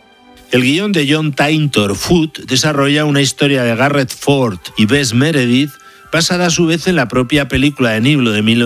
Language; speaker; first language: Spanish; native; Spanish